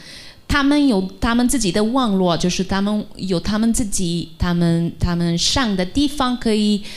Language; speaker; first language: Chinese; non-native, fluent; Portuguese